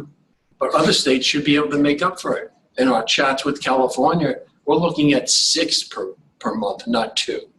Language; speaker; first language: English; native; English